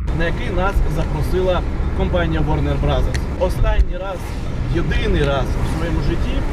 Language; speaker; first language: Ukrainian; non-native, local second language; Russian